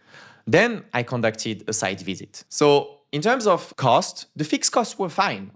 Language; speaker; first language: English; non-native, fluent; French